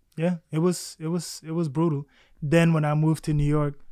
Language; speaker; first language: English; early bilingual, other home language; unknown